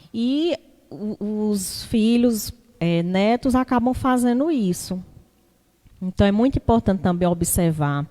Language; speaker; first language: Portuguese; native; Portuguese